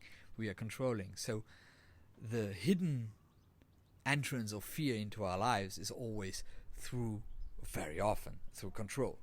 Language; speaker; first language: English; non-native, fluent; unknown